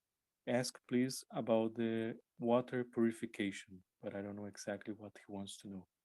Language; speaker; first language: English; non-native, learner; Spanish